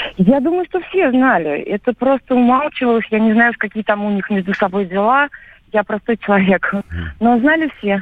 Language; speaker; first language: Russian; native; Russian